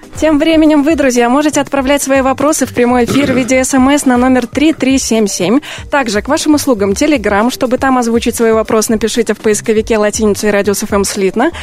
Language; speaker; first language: Russian; native; Russian